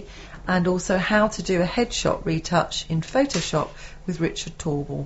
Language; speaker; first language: English; native; English